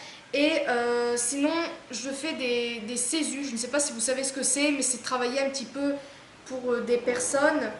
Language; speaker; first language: French; native; French